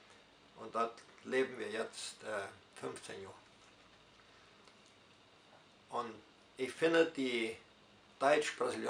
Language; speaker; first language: German; early bilingual, heritage; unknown